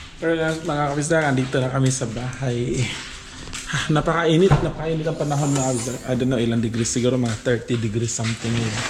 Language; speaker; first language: Filipino; non-native, local second language; Cebuano